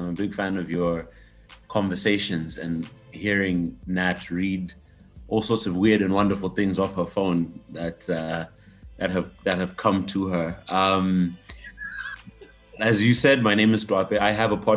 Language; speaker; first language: English; non-native, local second language; Nyanja